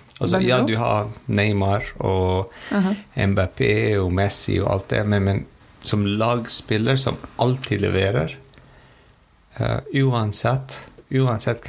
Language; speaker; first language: Norwegian; non-native, fluent; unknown